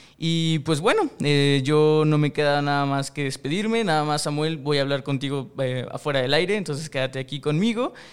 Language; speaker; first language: Spanish; native; Spanish